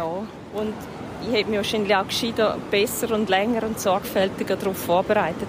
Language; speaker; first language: German; native; German